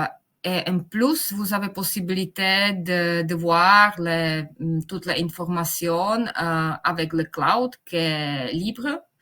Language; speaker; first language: French; non-native, fluent; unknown